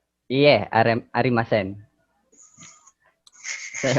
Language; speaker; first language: Japanese; non-native, learner; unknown